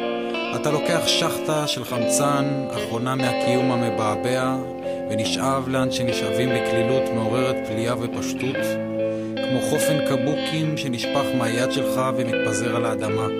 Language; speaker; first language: Hebrew; native; Hebrew